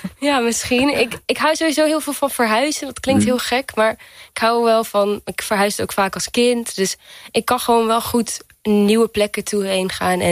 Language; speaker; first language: Dutch; early bilingual, heritage; Dutch